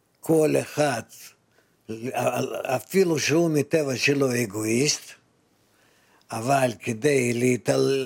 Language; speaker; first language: Hebrew; non-native, fluent; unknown